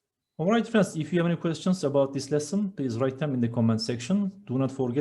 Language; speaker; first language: English; non-native, fluent; Turkish